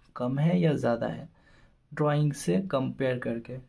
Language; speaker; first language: Hindi; non-native, local second language; Bangla